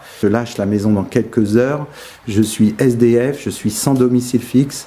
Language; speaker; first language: French; native; French